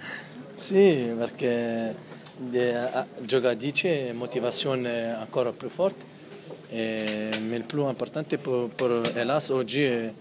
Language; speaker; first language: Italian; non-native, learner; French